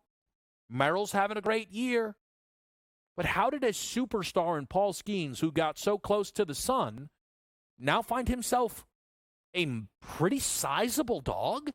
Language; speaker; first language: English; native; English